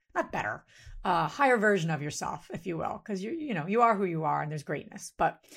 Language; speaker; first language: English; native; English